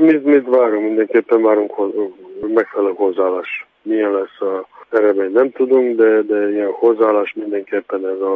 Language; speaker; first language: Hungarian; non-native, fluent; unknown